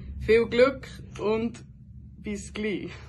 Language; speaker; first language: German; native; German